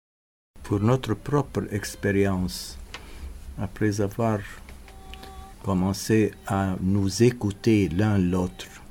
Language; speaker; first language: French; non-native, local second language; Arabic